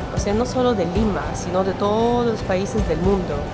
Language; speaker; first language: Spanish; non-native, fluent; Russian